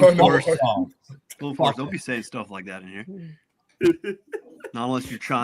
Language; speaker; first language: English; native; English